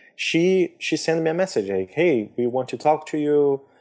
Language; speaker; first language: English; non-native, fluent; Portuguese